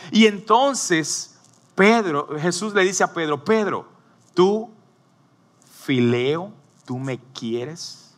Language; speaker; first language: Spanish; native; Spanish